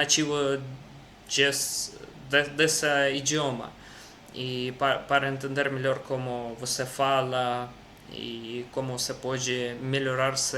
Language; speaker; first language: Portuguese; non-native, learner; Russian